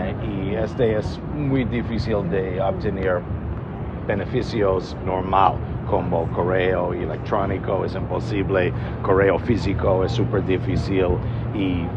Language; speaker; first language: Spanish; non-native, learner; English